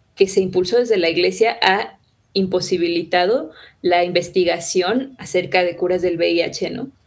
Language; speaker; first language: Spanish; native; Spanish